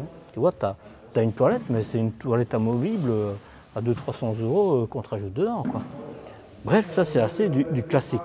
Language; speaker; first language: French; native; French